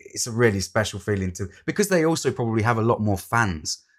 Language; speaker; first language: English; native; English